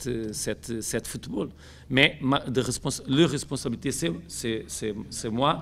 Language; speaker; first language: French; non-native, learner; Portuguese